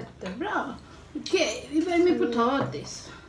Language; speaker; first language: Swedish; non-native, learner; Thai